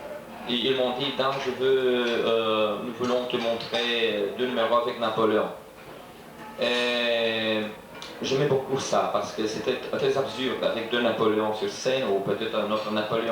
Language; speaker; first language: French; non-native, fluent; Romanian